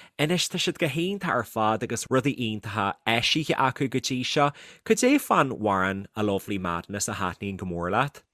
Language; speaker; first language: Irish; native; Irish